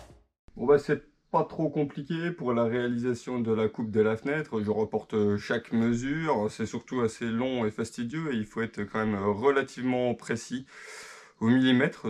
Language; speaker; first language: French; native; French